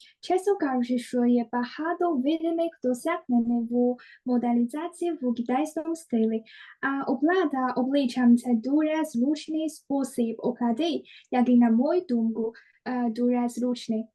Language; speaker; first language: Ukrainian; non-native, learner; Chinese